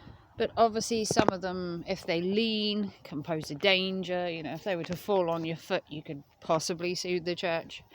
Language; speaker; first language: English; native; English